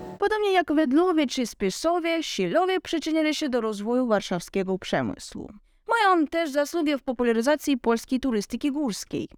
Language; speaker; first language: Polish; non-native, learner; Ukrainian